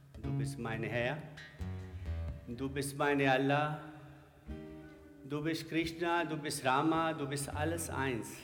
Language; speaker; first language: German; non-native, learner; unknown